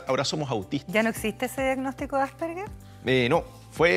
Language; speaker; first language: Spanish; native; Spanish